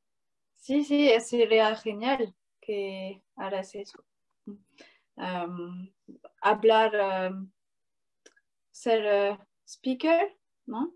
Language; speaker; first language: Spanish; non-native, fluent; French